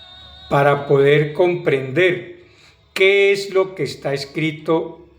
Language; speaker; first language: Spanish; native; Spanish